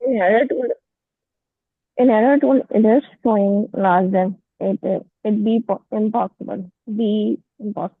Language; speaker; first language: English; non-native, learner; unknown